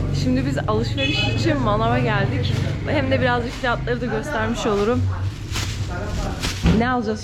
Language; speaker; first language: Turkish; native; Turkish